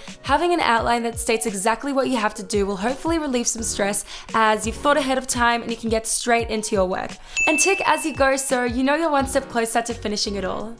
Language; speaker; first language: English; native; English